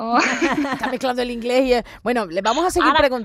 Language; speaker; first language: Spanish; native; Spanish